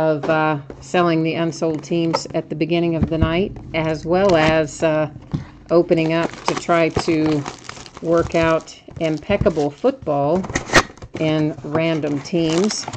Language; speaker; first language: English; native; English